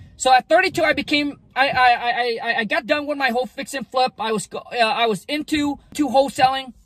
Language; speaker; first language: English; early bilingual, other home language; Vietnamese